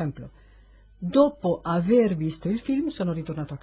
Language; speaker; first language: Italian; non-native, fluent; Spanish